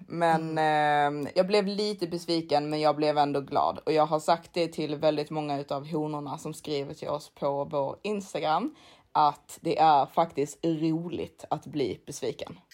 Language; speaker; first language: Swedish; native; Swedish